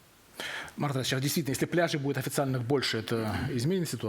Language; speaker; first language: Russian; native; Russian